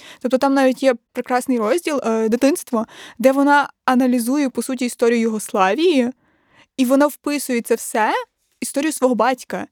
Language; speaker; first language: Ukrainian; native; Ukrainian